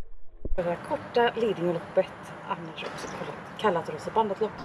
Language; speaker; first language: Swedish; native; Swedish